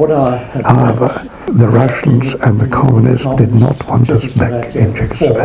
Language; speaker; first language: English; non-native, fluent; Czech